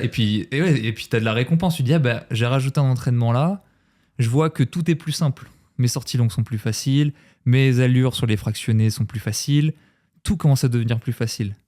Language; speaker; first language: French; native; French